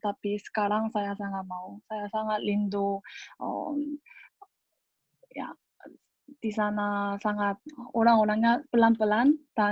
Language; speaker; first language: Indonesian; non-native, learner; Korean